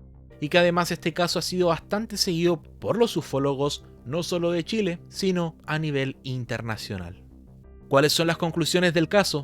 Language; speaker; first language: Spanish; native; Spanish